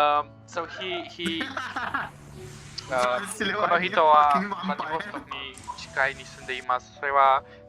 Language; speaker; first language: Japanese; non-native, learner; Romanian